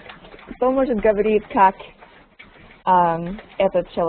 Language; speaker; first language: Russian; non-native, learner; English